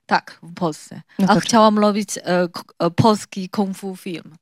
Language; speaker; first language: Polish; non-native, learner; Chinese